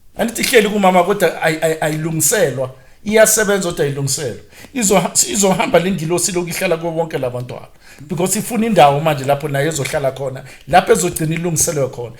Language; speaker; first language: Zulu; native; Zulu